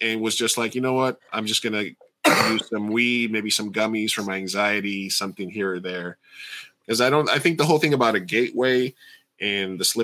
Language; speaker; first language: English; native; English